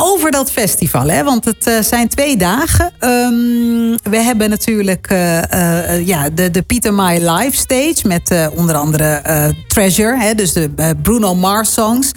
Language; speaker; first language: Dutch; native; Dutch